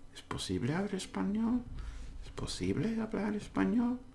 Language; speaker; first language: Spanish; non-native, learner; English